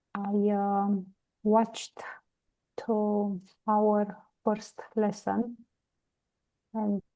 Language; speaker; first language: English; non-native, learner; Romanian